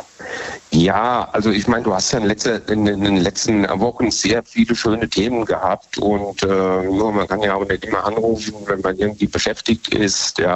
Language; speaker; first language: German; native; German